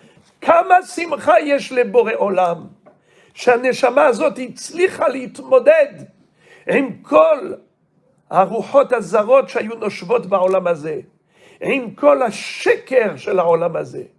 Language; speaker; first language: Hebrew; non-native, fluent; French